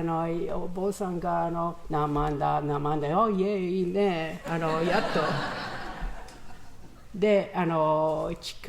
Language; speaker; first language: Japanese; non-native, learner; English